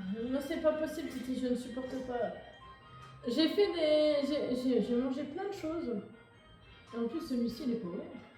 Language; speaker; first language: French; native; French